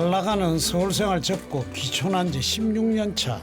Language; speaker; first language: Korean; native; Korean